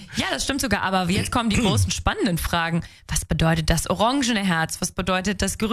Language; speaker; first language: German; native; German